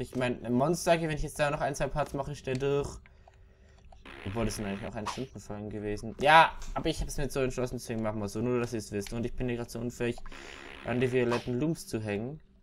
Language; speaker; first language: German; native; German